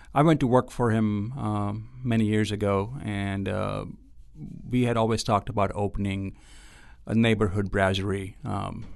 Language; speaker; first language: English; non-native, local second language; Gujarati